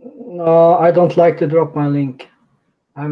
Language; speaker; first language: English; non-native, fluent; Norwegian